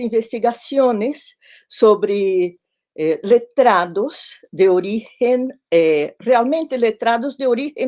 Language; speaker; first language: Spanish; non-native, fluent; Portuguese